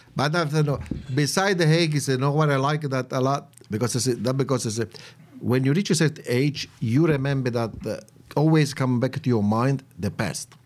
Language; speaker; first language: English; non-native, learner; Italian